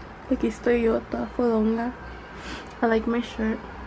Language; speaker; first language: English; early bilingual, other home language; Spanish